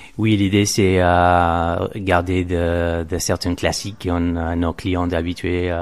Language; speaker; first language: French; non-native, fluent; Spanish